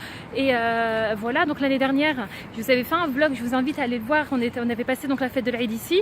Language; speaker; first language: French; native; French